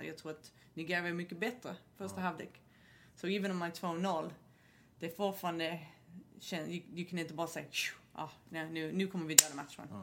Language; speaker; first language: Swedish; non-native, fluent; English